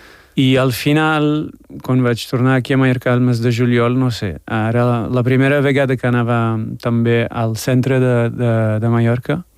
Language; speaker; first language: Catalan; non-native, fluent; French